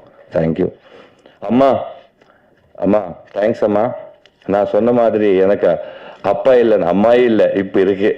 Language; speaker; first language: Tamil; non-native, learner; Telugu